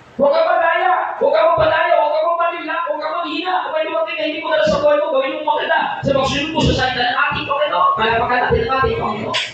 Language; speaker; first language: Filipino; non-native, local second language; Cebuano